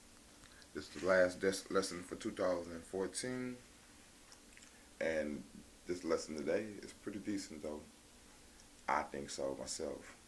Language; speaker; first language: English; native; English